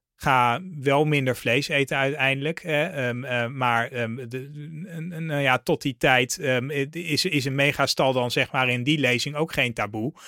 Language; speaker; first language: Dutch; native; Dutch